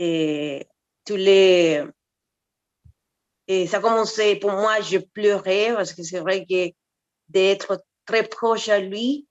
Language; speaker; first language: French; non-native, fluent; Spanish